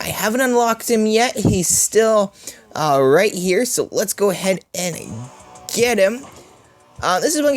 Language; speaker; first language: English; native; English